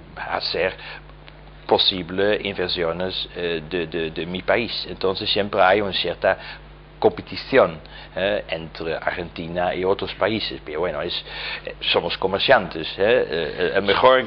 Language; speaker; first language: Spanish; non-native, fluent; Dutch